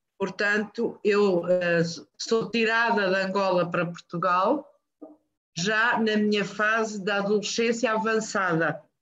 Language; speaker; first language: Portuguese; native; Portuguese